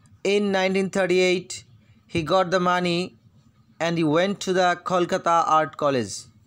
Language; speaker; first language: English; non-native, local second language; Bangla